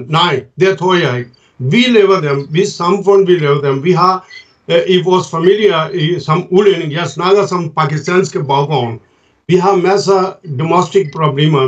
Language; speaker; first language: Danish; non-native, fluent; Urdu